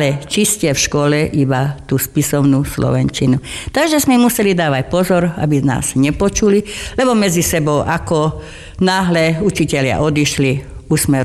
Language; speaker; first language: Slovak; non-native, local second language; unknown